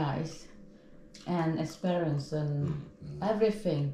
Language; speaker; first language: English; non-native, learner; Swedish